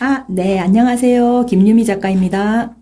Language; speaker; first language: Korean; native; Korean